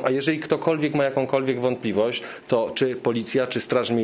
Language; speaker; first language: Polish; native; Polish